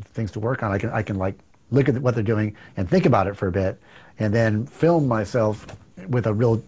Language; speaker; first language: English; native; English